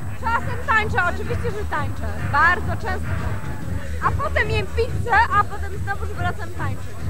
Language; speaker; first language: Polish; early bilingual, heritage; Polish